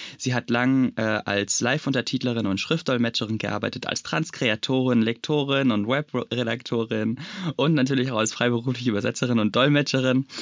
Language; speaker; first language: German; native; German